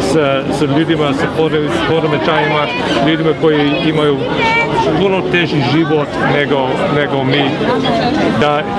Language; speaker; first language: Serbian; non-native, fluent; English